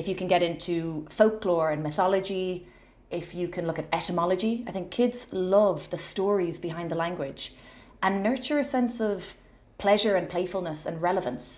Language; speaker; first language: English; native; English